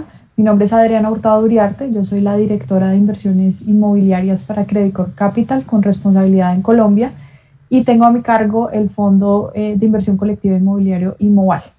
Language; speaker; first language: Spanish; native; Spanish